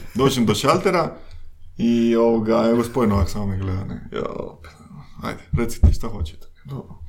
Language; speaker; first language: Croatian; non-native, fluent; Spanish